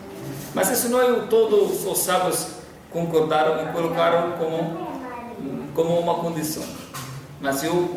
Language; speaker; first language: Portuguese; non-native, fluent; Arabic